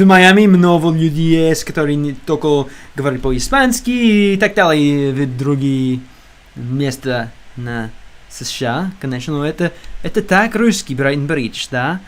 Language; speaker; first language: Russian; non-native, learner; English